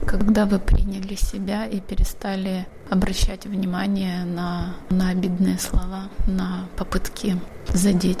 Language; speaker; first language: Russian; native; Russian